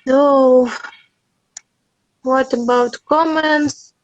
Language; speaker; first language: English; non-native, learner; Russian